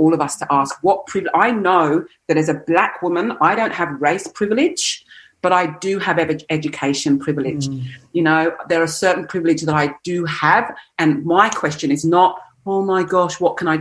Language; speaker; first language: English; native; English